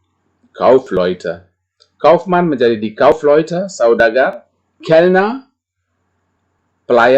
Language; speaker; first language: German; non-native, fluent; Indonesian